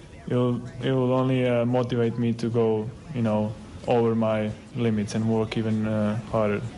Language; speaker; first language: English; non-native, fluent; Croatian